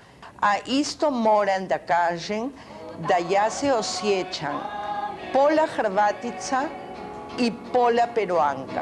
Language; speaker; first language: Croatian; early bilingual, heritage; Croatian